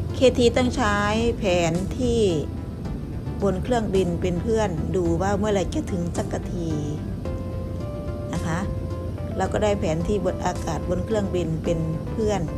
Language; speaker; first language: Thai; native; Thai